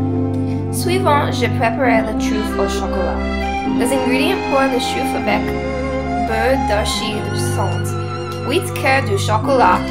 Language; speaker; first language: French; non-native, learner; English